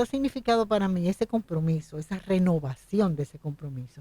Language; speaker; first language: Spanish; native; Spanish